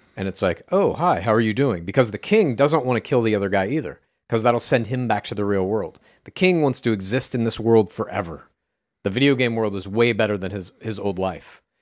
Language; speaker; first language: English; native; English